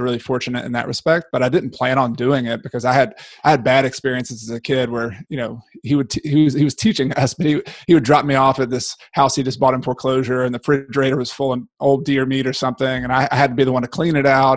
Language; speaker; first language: English; native; English